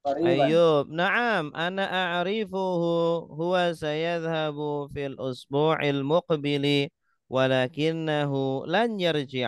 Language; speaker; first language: Arabic; non-native, fluent; Indonesian